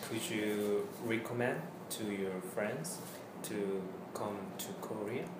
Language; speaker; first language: English; non-native, learner; Korean